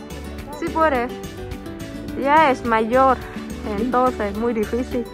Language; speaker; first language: Spanish; non-native, learner; Vietnamese